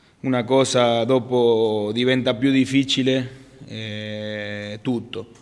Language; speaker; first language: Italian; non-native, fluent; Spanish